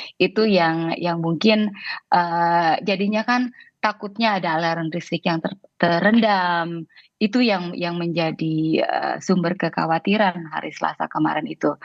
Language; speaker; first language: Indonesian; native; Indonesian